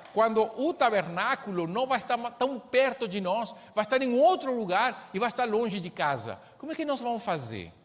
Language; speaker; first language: Portuguese; non-native, fluent; Spanish